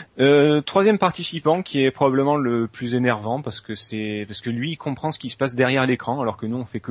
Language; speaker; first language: French; native; French